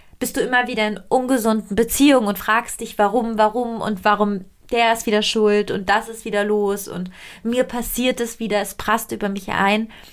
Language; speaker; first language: German; non-native, fluent; Italian